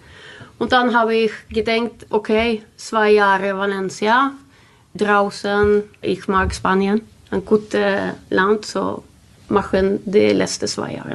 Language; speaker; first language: German; non-native, learner; Swedish